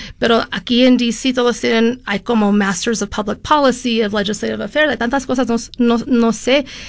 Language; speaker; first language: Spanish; early bilingual, heritage; Spanish